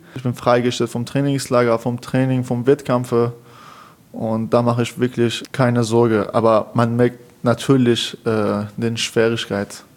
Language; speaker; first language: German; non-native, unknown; Persian